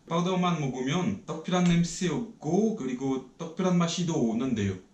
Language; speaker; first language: Korean; non-native, learner; French